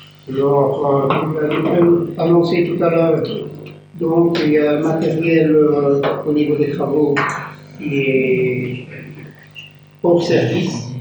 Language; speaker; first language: French; native; French